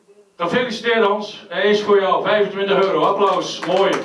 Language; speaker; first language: Dutch; native; Dutch